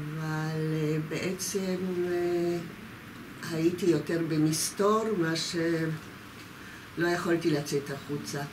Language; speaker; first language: Hebrew; early bilingual, other home language; Polish